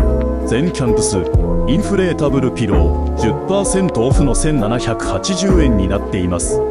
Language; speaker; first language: Japanese; native; Japanese